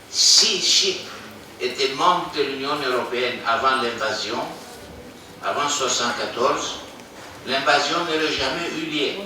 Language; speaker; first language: French; non-native, fluent; Greek